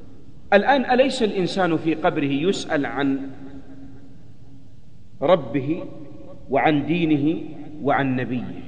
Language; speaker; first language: Arabic; native; Arabic